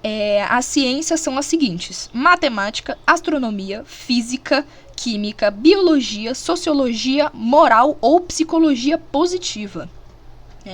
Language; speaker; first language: Portuguese; native; Portuguese